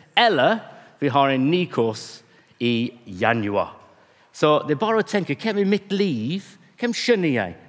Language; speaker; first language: Norwegian; non-native, fluent; English